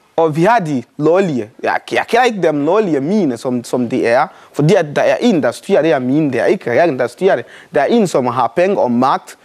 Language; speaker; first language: Danish; non-native, fluent; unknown